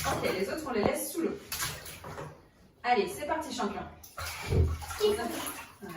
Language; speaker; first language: French; native; French